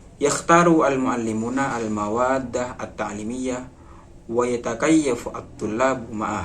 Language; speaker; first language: Arabic; non-native, learner; Indonesian